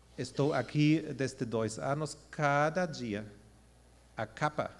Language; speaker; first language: Portuguese; non-native, fluent; German